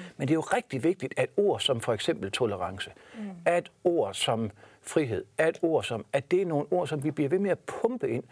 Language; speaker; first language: Danish; native; Danish